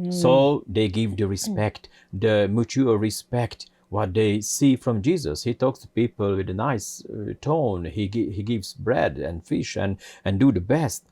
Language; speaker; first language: English; non-native, fluent; Hungarian